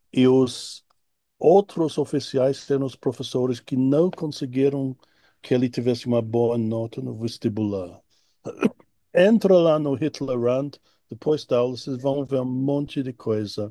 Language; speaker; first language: Portuguese; non-native, fluent; English